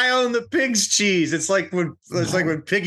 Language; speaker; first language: English; native; English